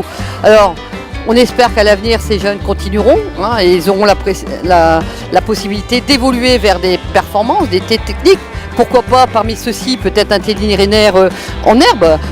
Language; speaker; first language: French; native; French